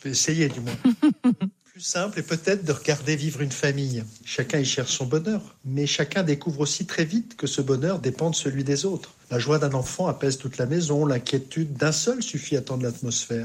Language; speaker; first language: French; native; French